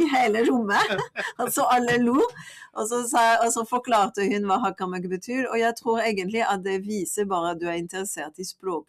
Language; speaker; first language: Norwegian; non-native, fluent; French